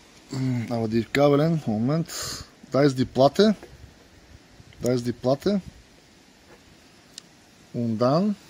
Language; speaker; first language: German; non-native, learner; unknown